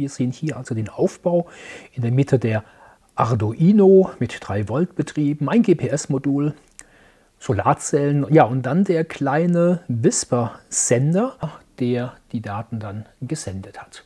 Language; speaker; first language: German; native; German